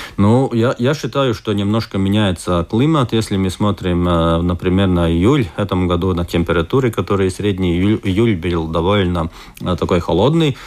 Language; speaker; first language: Russian; non-native, local second language; Latvian